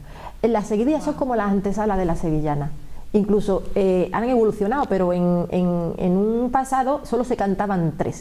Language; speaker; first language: Spanish; native; Spanish